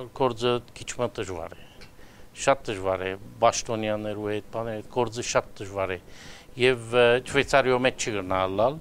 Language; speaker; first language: Armenian; early bilingual, heritage; Armenian